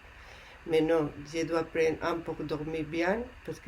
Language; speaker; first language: French; non-native, learner; Spanish